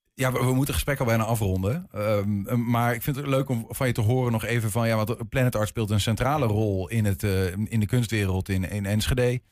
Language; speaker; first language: Dutch; native; Dutch